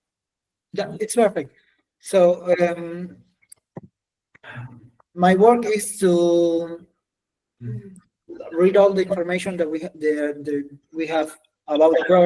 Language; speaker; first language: English; non-native, learner; Spanish